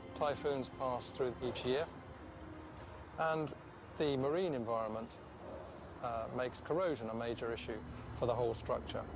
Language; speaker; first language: English; native; English